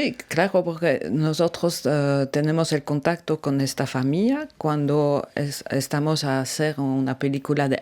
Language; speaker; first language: Spanish; non-native, learner; French